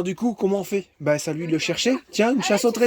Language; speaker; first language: French; native; French